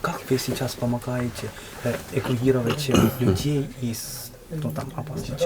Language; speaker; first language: Russian; non-native, learner; Chinese